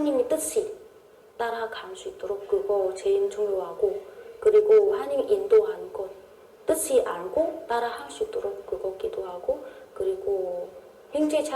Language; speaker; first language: Korean; non-native, learner; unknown